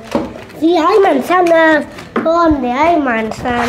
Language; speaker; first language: Spanish; native; Spanish